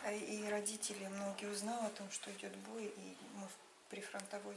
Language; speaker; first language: Russian; native; Russian